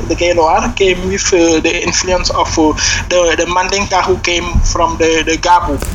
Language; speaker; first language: English; non-native, fluent; Serer